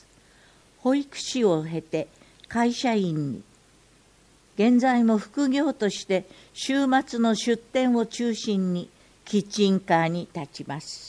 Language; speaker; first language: Japanese; native; Japanese